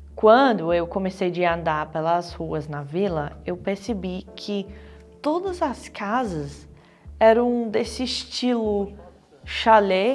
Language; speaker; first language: Portuguese; non-native, fluent; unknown